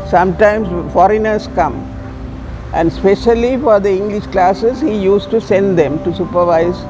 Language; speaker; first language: English; non-native, local second language; Tamil